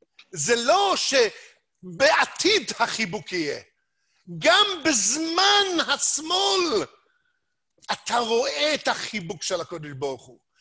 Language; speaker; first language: Hebrew; non-native, fluent; English